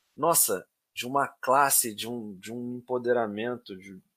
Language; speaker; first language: Portuguese; native; Portuguese